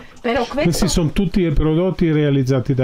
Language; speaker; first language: Italian; native; Italian